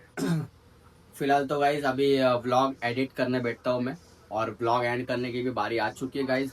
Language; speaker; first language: Hindi; non-native, local second language; Marathi